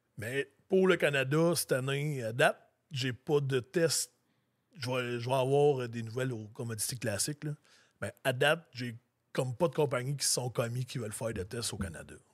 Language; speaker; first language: French; native; French